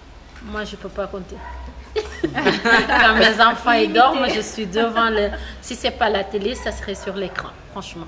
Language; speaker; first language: French; native; French